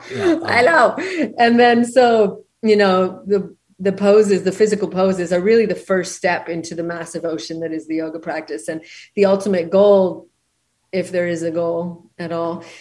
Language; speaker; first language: English; native; English